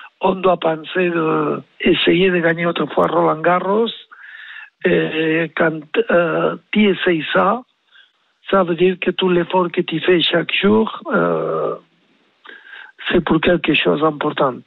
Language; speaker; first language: French; non-native, learner; Spanish